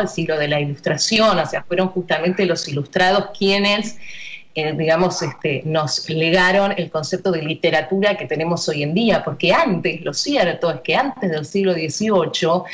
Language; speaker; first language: Spanish; native; Spanish